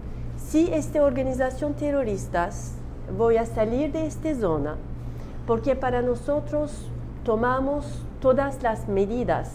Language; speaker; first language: Spanish; non-native, learner; Turkish